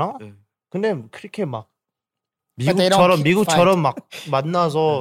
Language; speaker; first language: Korean; early bilingual, heritage; English